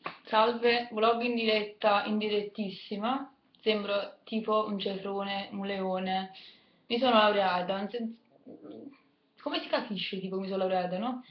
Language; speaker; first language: Italian; native; Italian